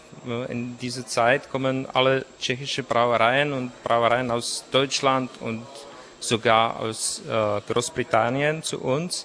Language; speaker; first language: German; non-native, fluent; Czech